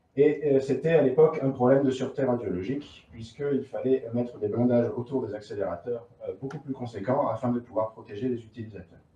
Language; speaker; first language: French; native; French